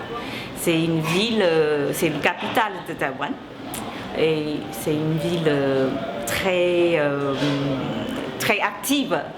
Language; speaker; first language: French; non-native, fluent; Chinese